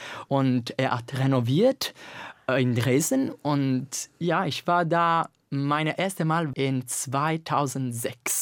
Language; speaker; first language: German; non-native, fluent; Italian